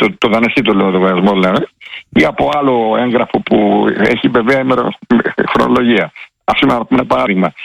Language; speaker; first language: Greek; native; Greek